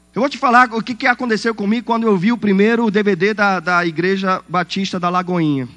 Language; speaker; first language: Portuguese; non-native, fluent; Swiss German